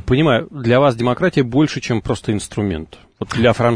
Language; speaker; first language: Russian; native; Russian